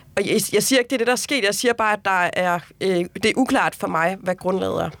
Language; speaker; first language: Danish; native; Danish